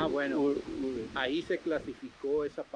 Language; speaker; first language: Spanish; native; Spanish